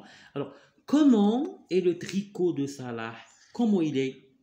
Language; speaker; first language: French; non-native, local second language; Arabic